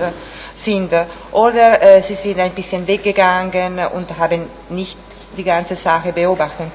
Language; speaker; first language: German; non-native, fluent; Italian